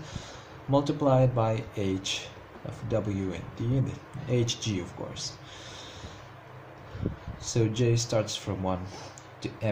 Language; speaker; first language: English; non-native, fluent; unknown